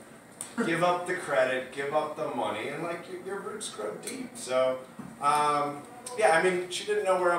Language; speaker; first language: English; native; English